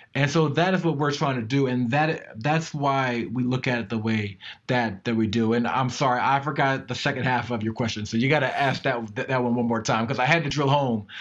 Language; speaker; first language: English; native; English